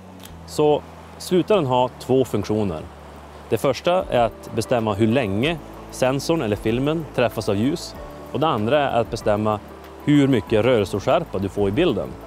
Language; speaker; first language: Swedish; native; Swedish